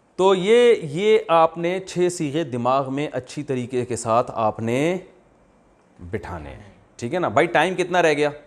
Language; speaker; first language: Urdu; native; Urdu